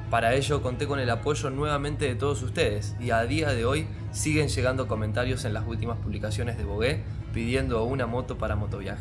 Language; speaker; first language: Spanish; native; Spanish